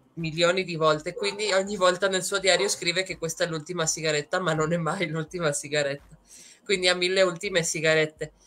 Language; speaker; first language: Italian; native; Italian